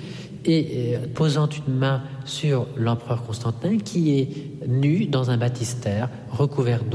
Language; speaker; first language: French; non-native, fluent; Italian